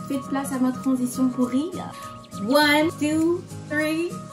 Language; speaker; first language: French; non-native, local second language; Wolof